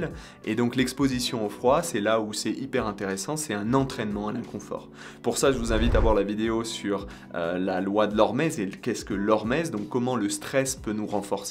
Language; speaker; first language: French; native; French